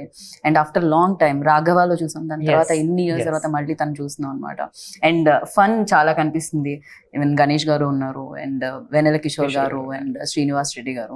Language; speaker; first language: Telugu; native; Telugu